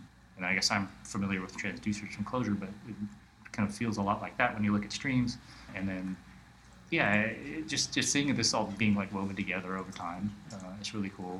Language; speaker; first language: English; native; English